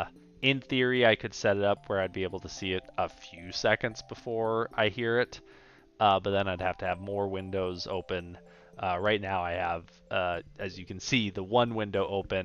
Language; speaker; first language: English; native; English